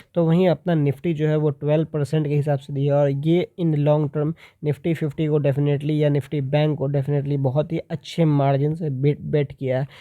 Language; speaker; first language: Hindi; native; Hindi